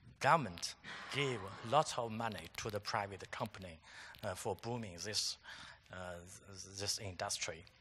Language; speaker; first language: English; non-native, fluent; Chinese